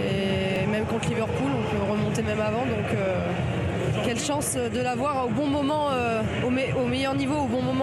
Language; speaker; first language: French; native; French